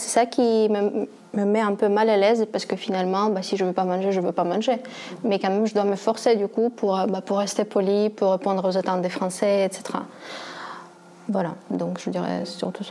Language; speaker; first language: French; non-native, fluent; Russian